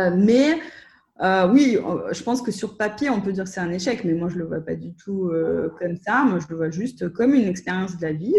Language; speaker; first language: French; non-native, fluent; Russian